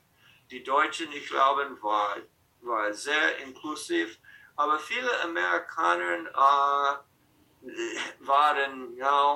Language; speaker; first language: German; non-native, fluent; English